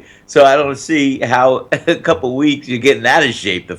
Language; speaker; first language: English; native; English